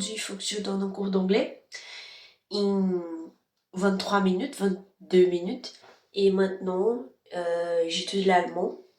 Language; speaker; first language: French; non-native, learner; Spanish